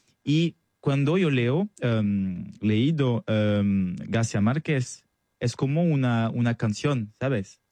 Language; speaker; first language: Spanish; non-native, learner; French